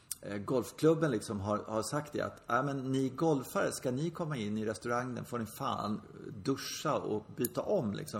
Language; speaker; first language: Swedish; native; Swedish